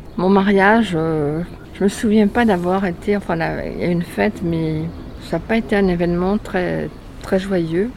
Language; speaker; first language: French; native; French